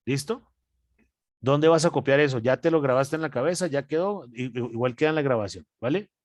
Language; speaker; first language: Spanish; native; Spanish